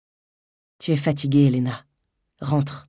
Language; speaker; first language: French; native; French